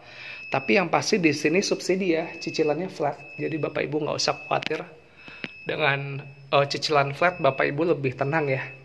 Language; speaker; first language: Indonesian; native; Indonesian